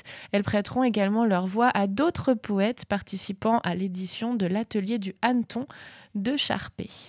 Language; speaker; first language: French; native; French